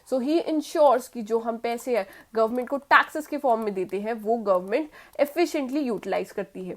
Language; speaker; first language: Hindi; native; Hindi